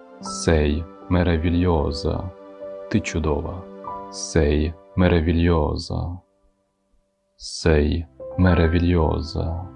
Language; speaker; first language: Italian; non-native, fluent; Ukrainian